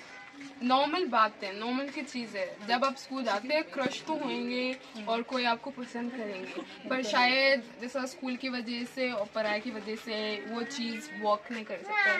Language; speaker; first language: Hindi; non-native, learner; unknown